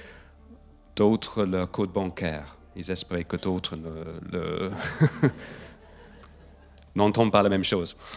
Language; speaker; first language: French; non-native, fluent; English